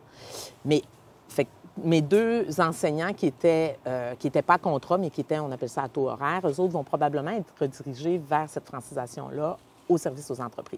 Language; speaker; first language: French; native; French